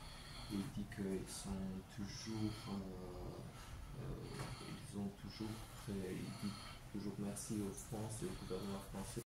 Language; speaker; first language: French; non-native, learner; Armenian